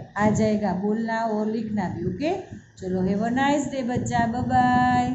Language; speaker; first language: Hindi; non-native, local second language; Gujarati